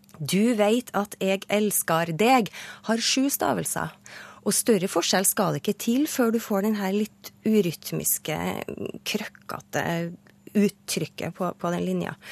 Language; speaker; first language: Norwegian; native; Norwegian